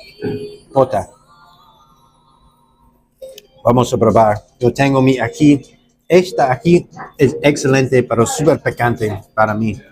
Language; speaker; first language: Spanish; non-native, learner; English